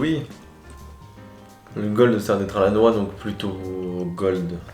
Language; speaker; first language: French; native; French